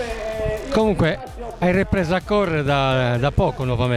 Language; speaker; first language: Italian; native; Italian